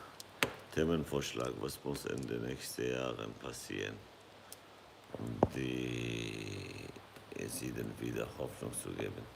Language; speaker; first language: German; non-native, fluent; Kurdish